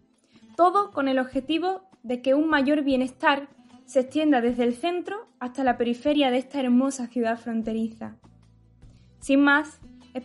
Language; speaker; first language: Spanish; native; Spanish